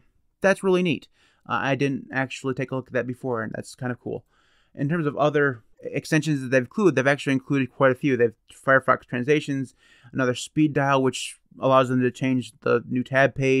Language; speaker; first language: English; native; English